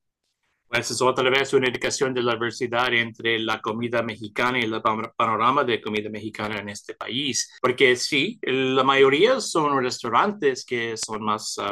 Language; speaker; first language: Spanish; early bilingual, heritage; Spanish